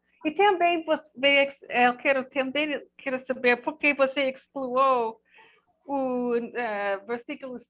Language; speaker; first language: Portuguese; non-native, learner; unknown